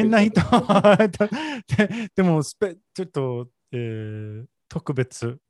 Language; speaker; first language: Japanese; non-native, learner; English